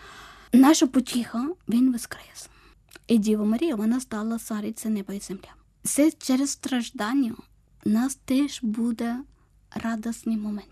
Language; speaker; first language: Ukrainian; non-native, learner; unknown